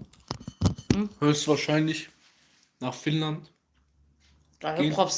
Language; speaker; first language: German; early bilingual, other home language; Kurdish